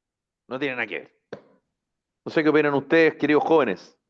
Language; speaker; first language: Spanish; native; Spanish